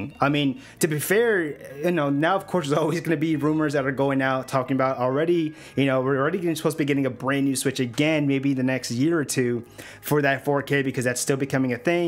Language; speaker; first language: English; native; English